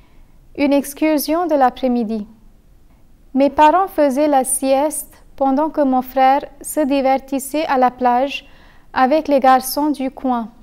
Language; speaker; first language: French; non-native, fluent; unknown